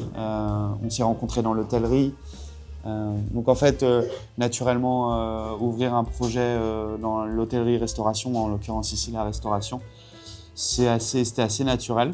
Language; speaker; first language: French; native; French